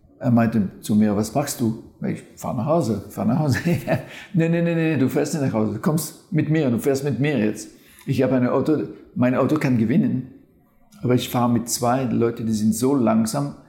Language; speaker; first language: German; non-native, fluent; French